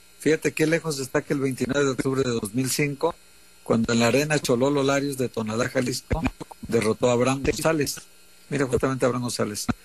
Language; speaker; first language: Spanish; native; Spanish